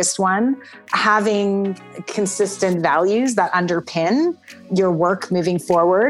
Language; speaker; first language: English; native; English